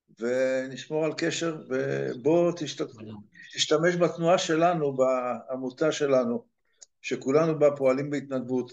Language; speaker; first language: Hebrew; native; Hebrew